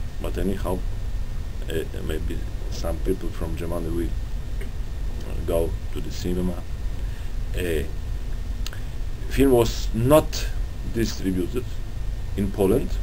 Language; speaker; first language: English; non-native, learner; Polish